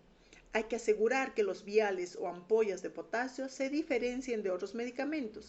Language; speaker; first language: Spanish; native; Spanish